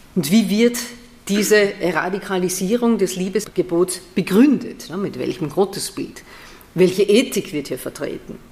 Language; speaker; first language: German; native; German